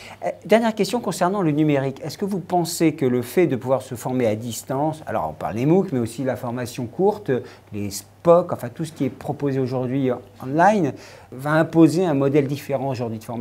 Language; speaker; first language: French; native; French